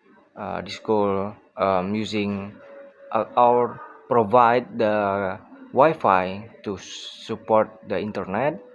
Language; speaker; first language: English; non-native, learner; Indonesian